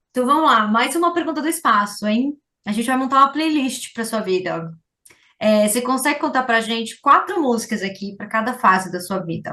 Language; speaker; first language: Portuguese; native; Portuguese